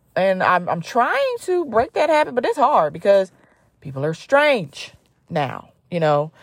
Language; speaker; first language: English; native; English